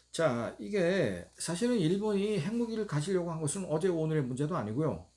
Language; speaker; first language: Korean; native; Korean